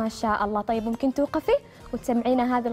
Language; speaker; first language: Arabic; native; Arabic